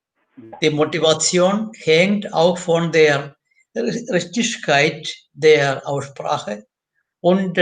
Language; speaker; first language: German; non-native, fluent; Malayalam